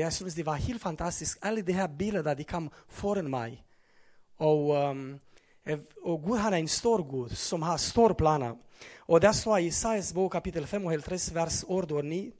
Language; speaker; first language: Norwegian; non-native, fluent; Romanian